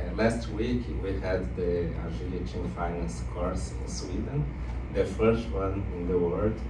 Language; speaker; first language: English; non-native, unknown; Portuguese